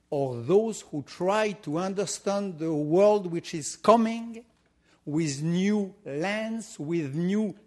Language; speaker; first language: English; non-native, fluent; French